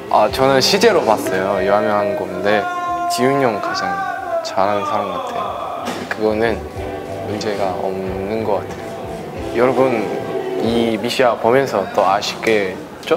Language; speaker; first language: Korean; non-native, learner; Chinese